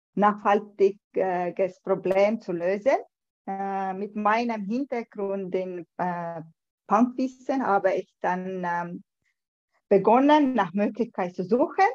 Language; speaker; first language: German; non-native, learner; Estonian